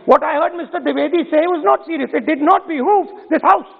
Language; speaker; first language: English; non-native, local second language; Hindi